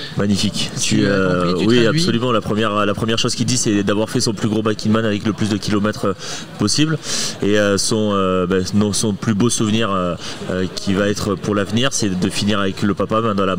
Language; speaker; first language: French; native; French